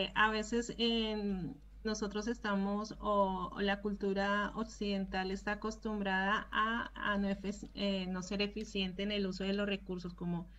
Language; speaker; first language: Spanish; native; Spanish